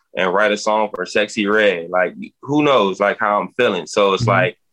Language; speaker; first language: English; native; English